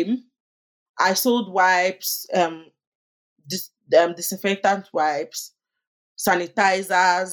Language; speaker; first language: English; non-native, local second language; Yoruba